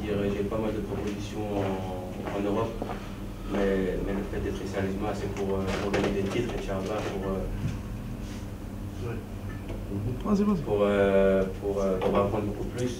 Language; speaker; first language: French; native; French